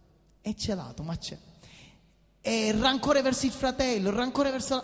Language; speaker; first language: Italian; native; Italian